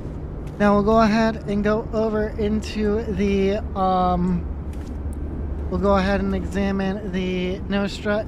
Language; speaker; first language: English; native; English